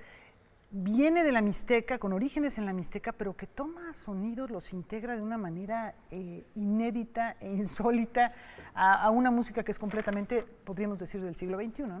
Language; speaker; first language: Spanish; native; Spanish